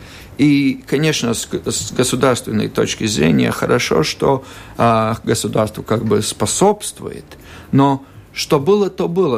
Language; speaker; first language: Russian; non-native, local second language; Latvian